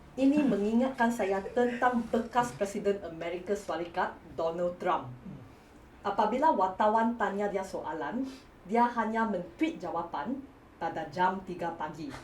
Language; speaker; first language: Malay; non-native, local second language; English